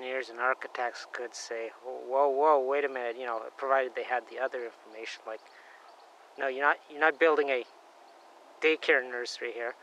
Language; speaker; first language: English; native; English